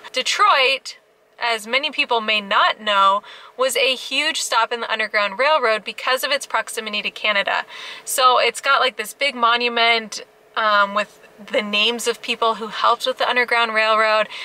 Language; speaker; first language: English; native; English